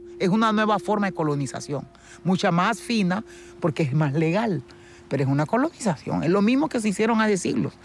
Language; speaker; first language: Spanish; native; Spanish